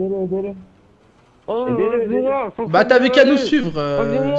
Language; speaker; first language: French; native; French